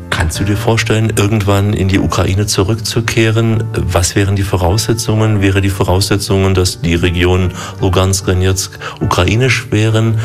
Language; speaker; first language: German; native; German